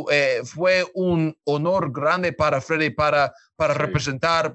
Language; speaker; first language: Spanish; non-native, learner; English